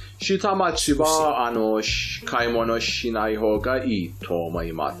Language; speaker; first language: Japanese; non-native, fluent; Persian